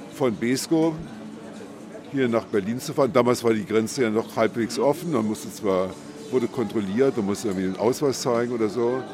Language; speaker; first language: German; native; German